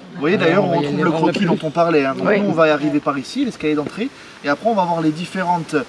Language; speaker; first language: French; native; French